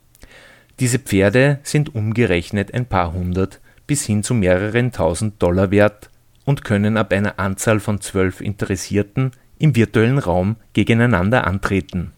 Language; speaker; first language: German; native; German